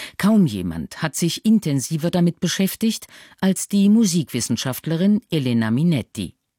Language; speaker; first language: German; native; German